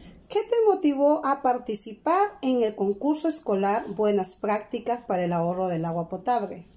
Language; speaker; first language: Spanish; native; Spanish